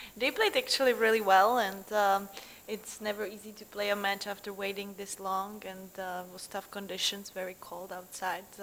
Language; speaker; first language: English; non-native, fluent; Czech